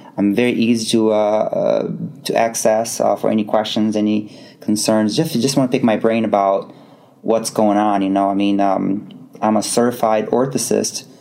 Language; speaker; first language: English; non-native, fluent; Portuguese